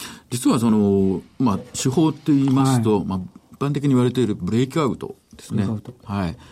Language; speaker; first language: Japanese; native; Japanese